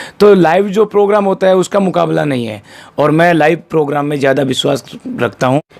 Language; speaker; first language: Hindi; non-native, local second language; Rajasthani